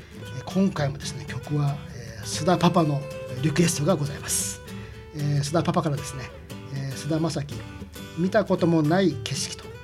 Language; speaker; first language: Japanese; native; Japanese